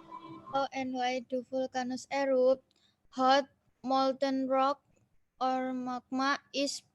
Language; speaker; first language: English; non-native, learner; Indonesian